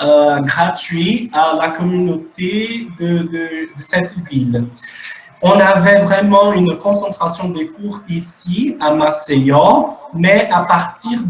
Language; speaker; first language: French; non-native, fluent; Portuguese